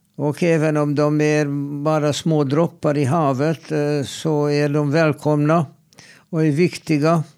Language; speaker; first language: Swedish; non-native, fluent; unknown